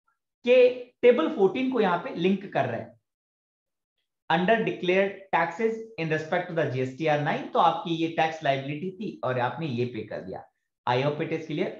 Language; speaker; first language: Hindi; native; Hindi